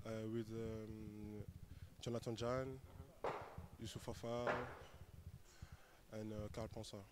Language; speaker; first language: English; non-native, learner; French